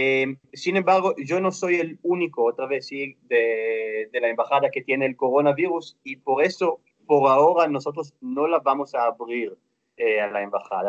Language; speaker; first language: Spanish; non-native, fluent; Hebrew